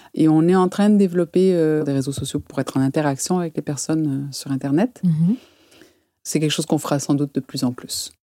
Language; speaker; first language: French; native; French